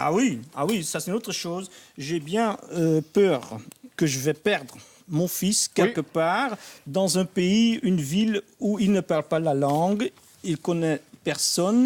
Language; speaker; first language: French; non-native, fluent; Dutch